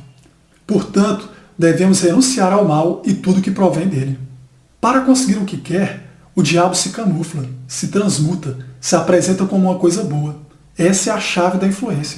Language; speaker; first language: Portuguese; native; Portuguese